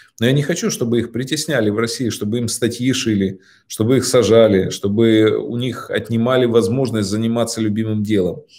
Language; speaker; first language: Russian; native; Russian